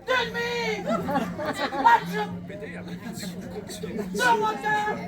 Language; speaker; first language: French; non-native, local second language; Arabic